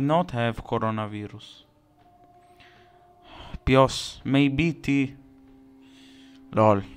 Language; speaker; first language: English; non-native, learner; Italian